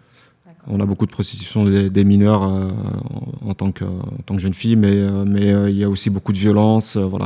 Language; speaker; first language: French; native; French